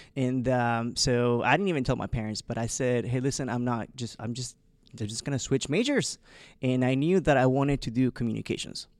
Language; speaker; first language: English; early bilingual, other home language; Chinese